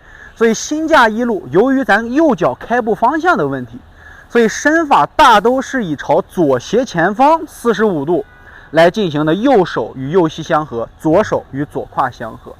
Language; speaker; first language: Chinese; native; Chinese